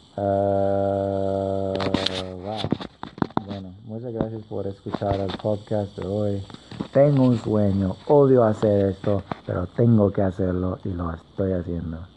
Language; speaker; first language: Spanish; non-native, learner; English